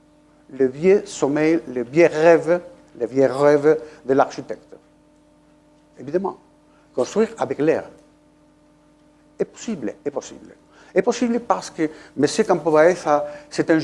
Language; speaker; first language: French; non-native, fluent; Spanish